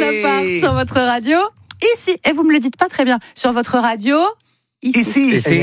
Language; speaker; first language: French; native; French